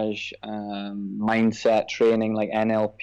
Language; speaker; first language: English; native; English